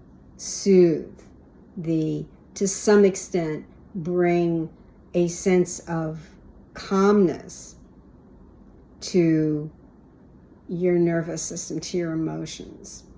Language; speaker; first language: English; native; English